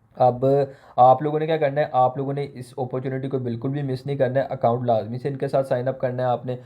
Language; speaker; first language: Urdu; non-native, local second language; Punjabi